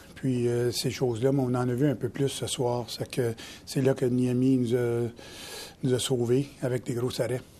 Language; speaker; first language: French; native; French